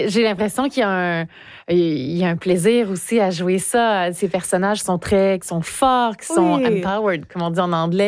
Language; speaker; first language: French; native; French